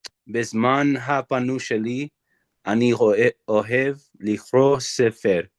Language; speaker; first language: Hebrew; non-native, learner; English